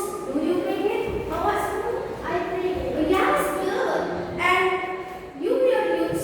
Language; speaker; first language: English; non-native, fluent; Indonesian